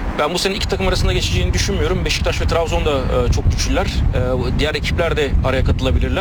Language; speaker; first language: Turkish; native; Turkish